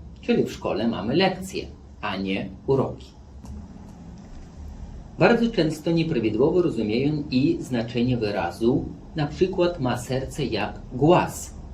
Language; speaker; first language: Polish; non-native, fluent; Belarusian